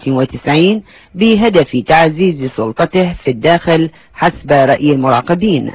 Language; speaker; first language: Arabic; native; Arabic